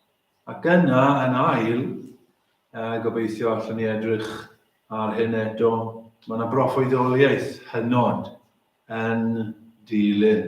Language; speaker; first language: Welsh; native; Welsh